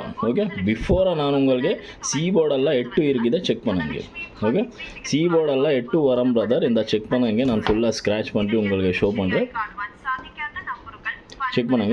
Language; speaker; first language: Tamil; non-native, local second language; Malayalam